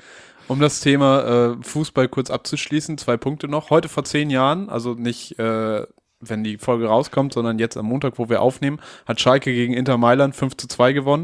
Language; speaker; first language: German; native; German